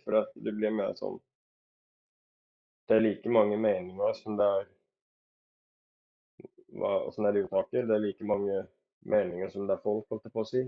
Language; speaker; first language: Norwegian; native; Norwegian